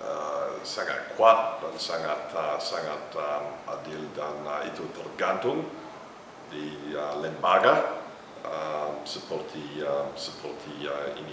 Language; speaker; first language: Indonesian; non-native, learner; English